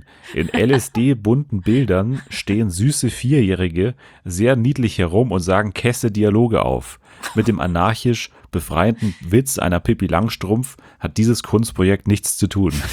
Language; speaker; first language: German; native; German